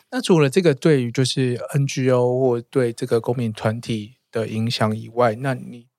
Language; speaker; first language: Chinese; native; Chinese